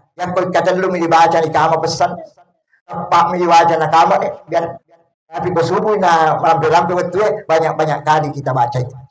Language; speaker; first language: Indonesian; non-native, local second language; Buginese